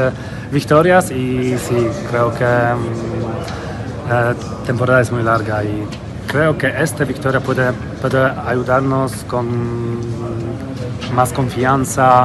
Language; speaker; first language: Spanish; non-native, fluent; Polish